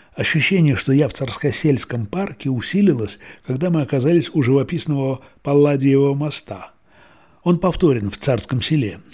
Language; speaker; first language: Russian; native; Russian